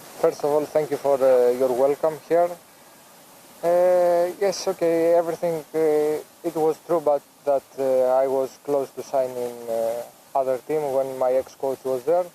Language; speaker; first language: English; non-native, fluent; Greek